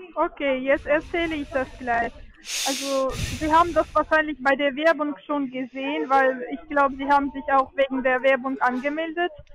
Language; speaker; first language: German; non-native, fluent; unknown